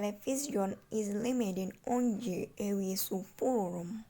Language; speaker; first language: Turkish; non-native, learner; Indonesian